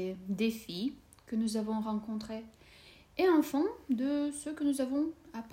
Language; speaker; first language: French; non-native, fluent; Russian